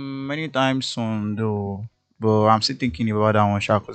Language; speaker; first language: English; non-native, local second language; Yoruba